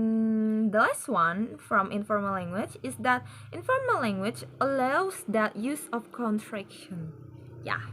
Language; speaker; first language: English; non-native, learner; Indonesian